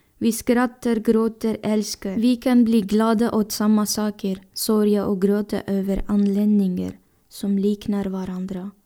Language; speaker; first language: Swedish; non-native, fluent; Persian